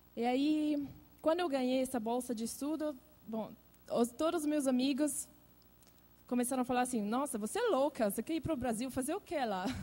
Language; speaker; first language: Portuguese; non-native, fluent; Italian